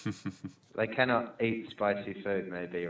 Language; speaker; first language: English; non-native, fluent; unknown